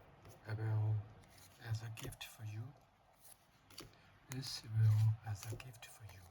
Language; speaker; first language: English; non-native, learner; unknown